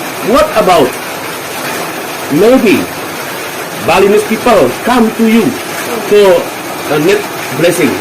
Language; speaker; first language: English; non-native, learner; Indonesian